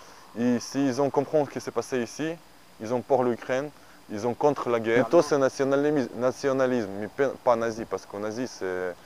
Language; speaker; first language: French; non-native, learner; Ukrainian